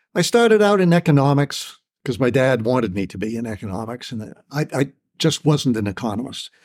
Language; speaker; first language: English; native; English